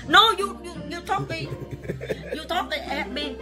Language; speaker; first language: English; non-native, learner; Vietnamese